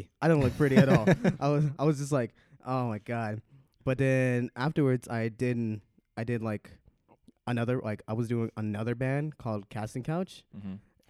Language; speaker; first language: English; native; English